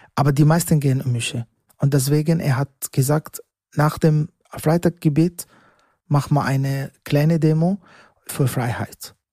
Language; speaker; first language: German; non-native, learner; Arabic